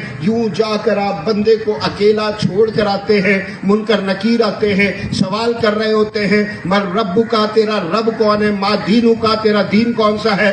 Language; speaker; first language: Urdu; non-native, local second language; Punjabi